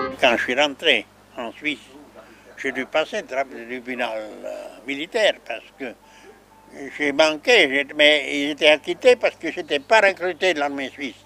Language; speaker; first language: French; non-native, local second language; Swiss German